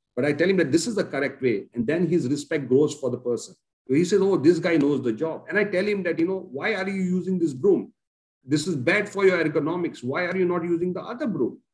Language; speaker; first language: English; non-native, local second language; Konkani